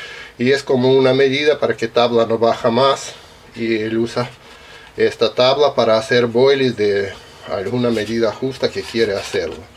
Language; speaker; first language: Spanish; non-native, learner; Russian